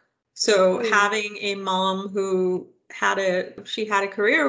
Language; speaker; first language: English; non-native, local second language; Hindi